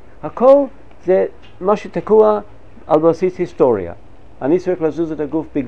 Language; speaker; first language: Hebrew; non-native, fluent; English